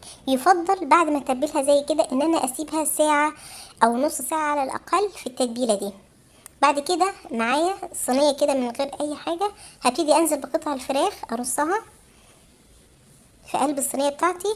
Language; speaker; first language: Arabic; native; Arabic